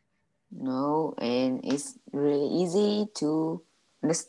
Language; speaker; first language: English; non-native, learner; Vietnamese